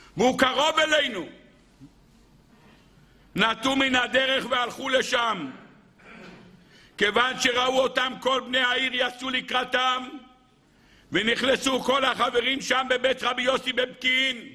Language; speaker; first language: Hebrew; native; Hebrew